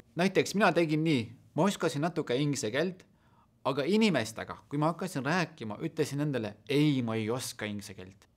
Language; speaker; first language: Estonian; non-native, fluent; Turkish